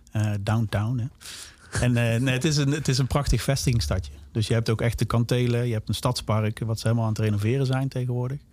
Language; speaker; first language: Dutch; native; Dutch